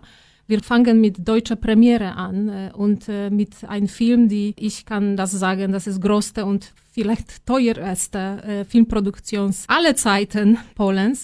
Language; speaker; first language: German; non-native, fluent; Polish